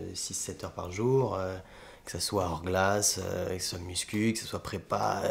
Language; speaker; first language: French; native; French